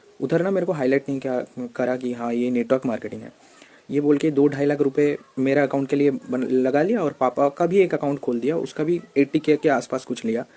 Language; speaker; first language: Hindi; non-native, local second language; Bangla